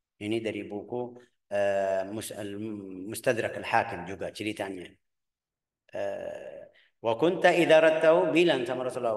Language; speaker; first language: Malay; non-native, fluent; Arabic